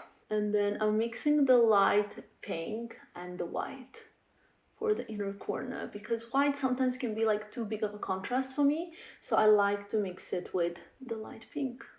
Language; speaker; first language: English; non-native, fluent; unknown